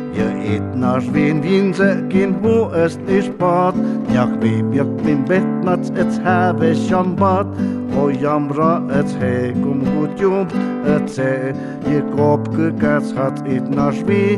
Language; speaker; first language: Spanish; native; Spanish